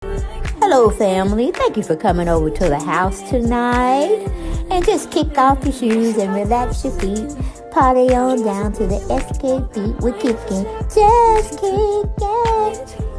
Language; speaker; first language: English; native; English